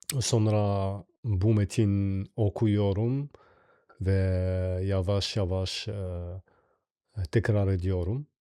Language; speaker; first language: Turkish; non-native, learner; French